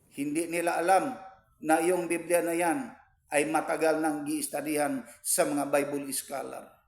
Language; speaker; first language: Filipino; non-native, local second language; Cebuano